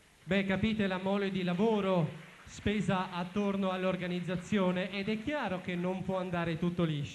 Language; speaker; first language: Italian; native; Italian